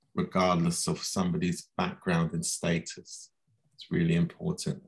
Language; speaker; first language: English; native; English